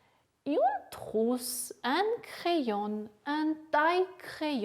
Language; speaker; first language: French; non-native, fluent; Armenian